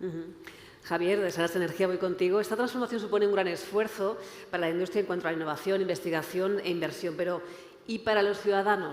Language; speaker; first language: Spanish; native; Spanish